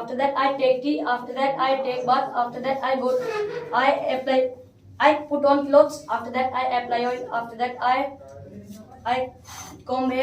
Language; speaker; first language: English; non-native, learner; Hindi